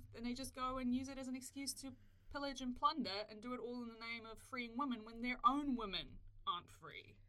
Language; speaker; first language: English; native; English